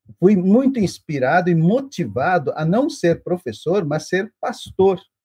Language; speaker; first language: Portuguese; non-native, local second language; German